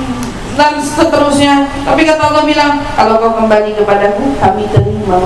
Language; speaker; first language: Indonesian; native; Indonesian